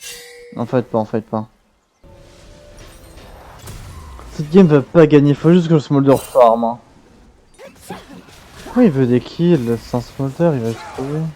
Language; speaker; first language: French; native; French